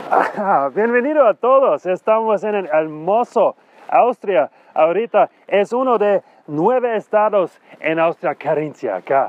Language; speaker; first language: Spanish; non-native, learner; German